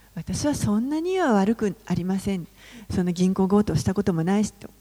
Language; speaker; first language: Japanese; non-native, fluent; English